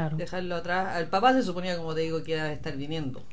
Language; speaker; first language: Spanish; native; Spanish